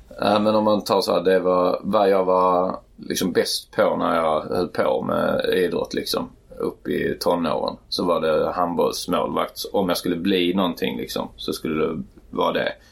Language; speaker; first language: Swedish; native; Swedish